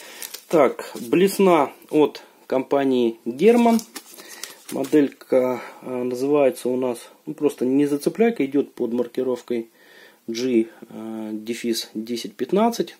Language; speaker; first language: Russian; native; Russian